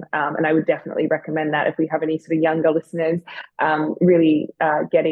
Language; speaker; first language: English; native; English